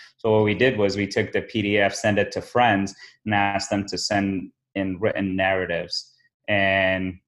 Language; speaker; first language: English; early bilingual, other home language; Somali